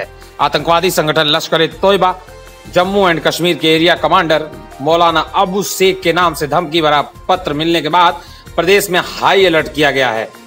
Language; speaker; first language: Hindi; native; Hindi